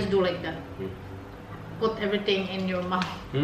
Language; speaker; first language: English; non-native, local second language; Filipino